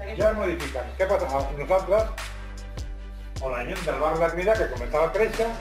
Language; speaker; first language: Catalan; non-native, local second language; Spanish